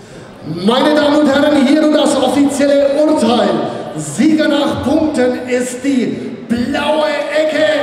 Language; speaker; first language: German; native; German